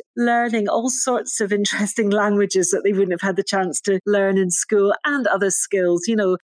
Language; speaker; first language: English; native; English